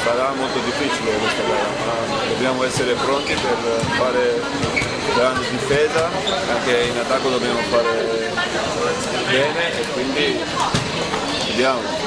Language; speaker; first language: Italian; non-native, learner; Georgian